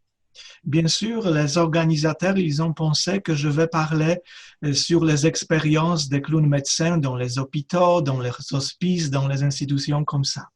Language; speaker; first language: French; non-native, fluent; Polish